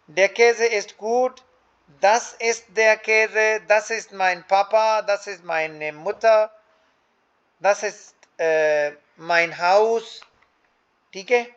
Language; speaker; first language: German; non-native, fluent; Hindi